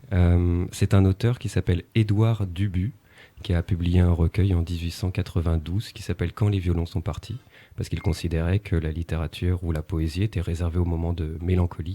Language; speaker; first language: French; native; French